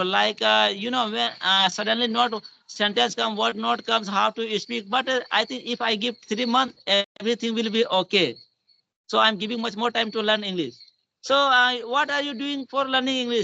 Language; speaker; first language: English; non-native, learner; Hindi